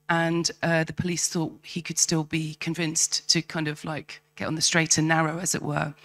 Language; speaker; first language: English; native; English